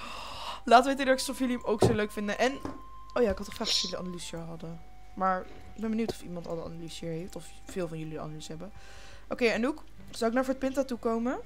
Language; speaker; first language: Dutch; native; Dutch